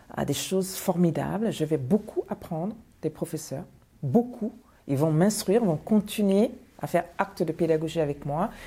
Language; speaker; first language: French; non-native, local second language; Bambara